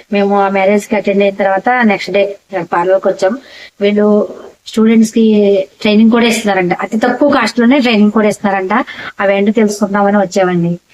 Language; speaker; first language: Telugu; native; Telugu